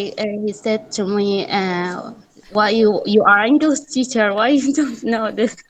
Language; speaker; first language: English; non-native, learner; Arabic